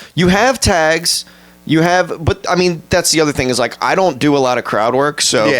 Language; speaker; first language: English; native; English